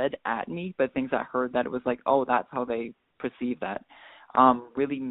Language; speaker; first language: English; native; English